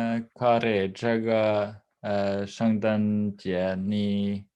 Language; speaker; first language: Chinese; non-native, learner; Norwegian